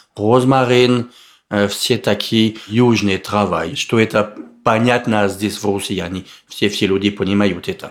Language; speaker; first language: Russian; non-native, learner; French